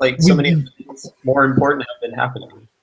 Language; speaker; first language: English; native; English